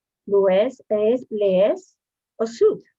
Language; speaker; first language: French; non-native, learner; Spanish